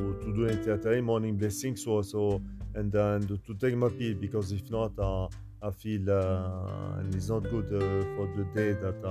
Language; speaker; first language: English; non-native, learner; French